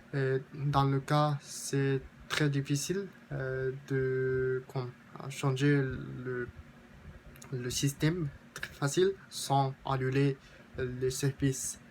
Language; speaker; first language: French; non-native, learner; Japanese